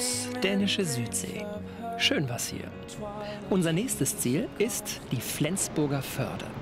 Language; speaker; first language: German; native; German